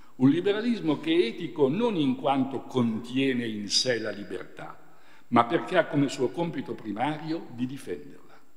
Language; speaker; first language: Italian; native; Italian